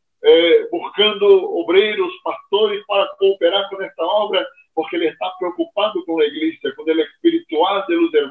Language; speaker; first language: Spanish; non-native, fluent; Portuguese